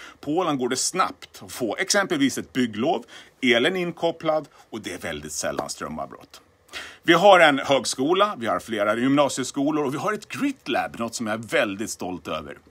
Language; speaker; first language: Swedish; native; Swedish